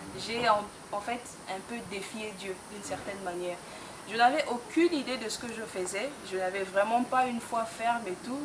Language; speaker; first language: French; non-native, local second language; Lingala